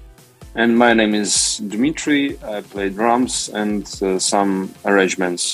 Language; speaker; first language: English; non-native, learner; Russian